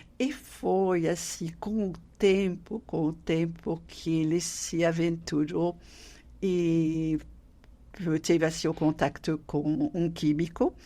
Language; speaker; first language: Portuguese; non-native, fluent; French